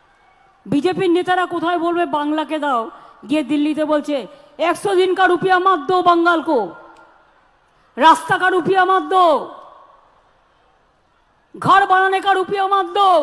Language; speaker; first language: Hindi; non-native, local second language; Bangla